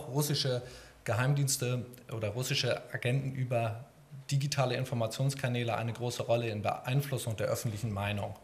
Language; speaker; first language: German; native; German